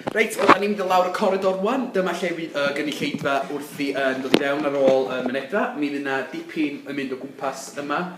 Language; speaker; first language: Welsh; native; Welsh